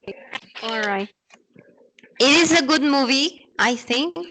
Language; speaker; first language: English; non-native, fluent; Spanish